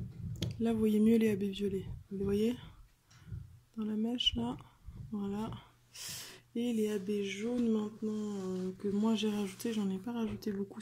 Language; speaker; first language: French; native; French